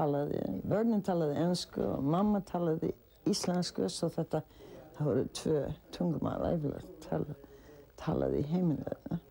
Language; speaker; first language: Icelandic; early bilingual, heritage; Icelandic